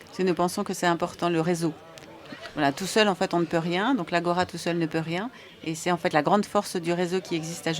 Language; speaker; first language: French; native; French